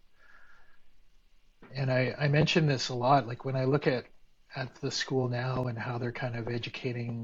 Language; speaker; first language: English; native; English